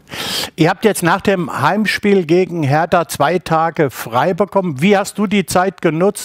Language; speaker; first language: German; native; German